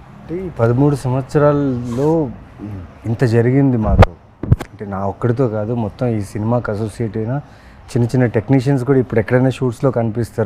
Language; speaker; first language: Telugu; native; Telugu